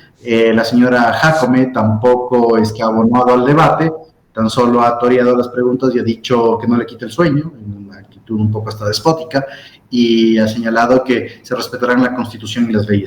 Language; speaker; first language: Spanish; native; Spanish